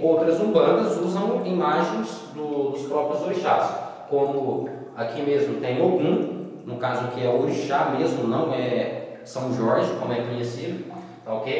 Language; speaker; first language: Portuguese; native; Portuguese